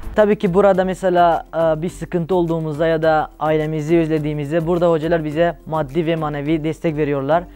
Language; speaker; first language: Turkish; non-native, fluent; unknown